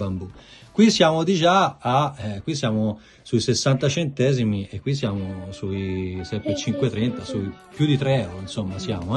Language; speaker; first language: Italian; native; Italian